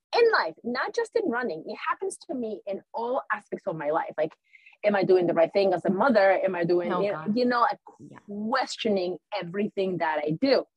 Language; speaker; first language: English; early bilingual, other home language; Spanish